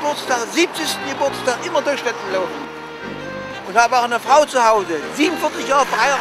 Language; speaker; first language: German; native; German